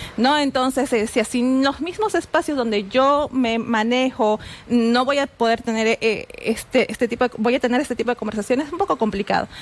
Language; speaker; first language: Spanish; native; Spanish